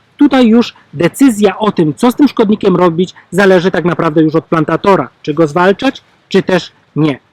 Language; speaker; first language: Polish; native; Polish